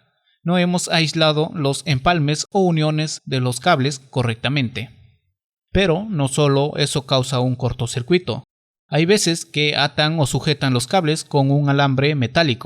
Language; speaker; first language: Spanish; native; Spanish